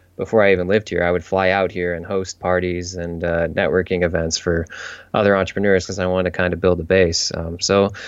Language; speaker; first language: English; native; English